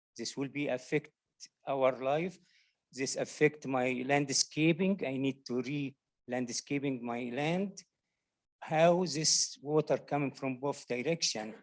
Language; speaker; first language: English; non-native, learner; Arabic